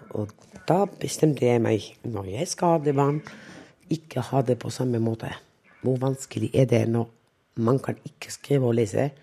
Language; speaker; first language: Norwegian; non-native, local second language; Romany